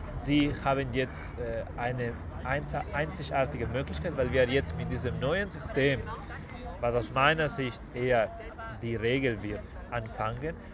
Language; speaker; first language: German; non-native, fluent; Spanish